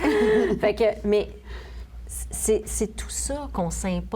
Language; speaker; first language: French; native; French